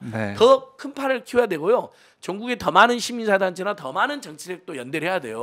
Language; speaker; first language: Korean; native; Korean